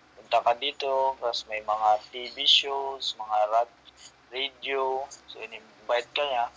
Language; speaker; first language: Filipino; non-native, local second language; Cebuano